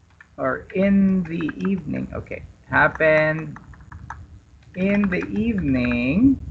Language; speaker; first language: English; non-native, fluent; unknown